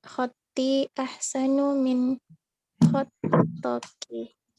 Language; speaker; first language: Arabic; non-native, learner; Indonesian